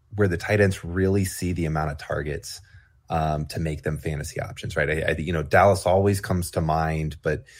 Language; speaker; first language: English; native; English